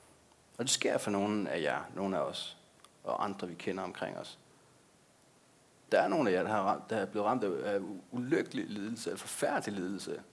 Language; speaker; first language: Danish; native; Danish